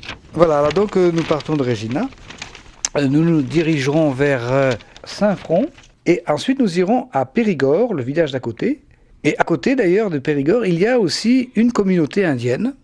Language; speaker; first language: French; native; French